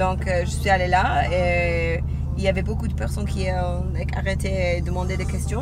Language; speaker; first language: French; non-native, learner; English